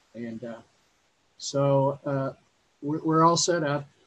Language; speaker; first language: English; native; English